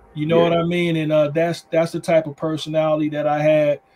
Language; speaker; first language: English; native; English